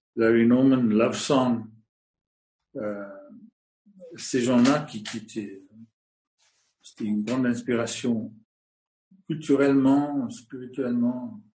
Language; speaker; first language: French; non-native, fluent; English